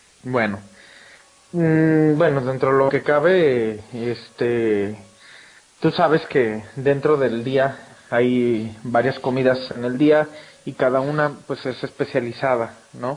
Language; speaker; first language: Spanish; native; Spanish